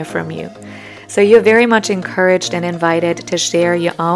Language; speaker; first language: English; non-native, fluent; German